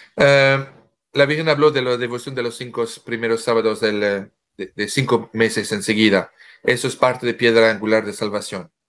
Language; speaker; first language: Spanish; non-native, fluent; French